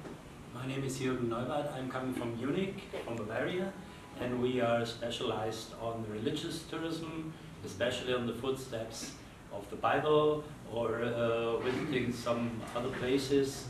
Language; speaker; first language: English; non-native, fluent; German